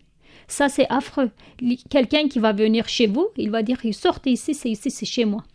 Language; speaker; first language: French; non-native, learner; Kurdish